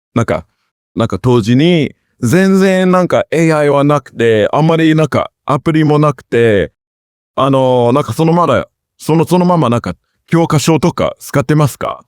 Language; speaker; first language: Japanese; non-native, learner; English